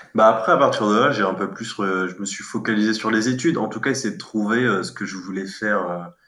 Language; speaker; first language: French; native; French